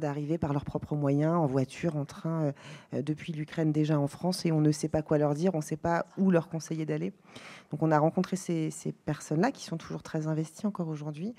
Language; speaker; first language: French; native; French